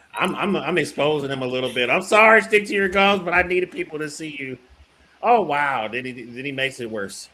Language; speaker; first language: English; native; English